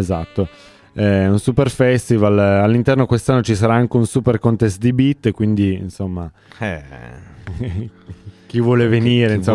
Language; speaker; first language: Italian; native; Italian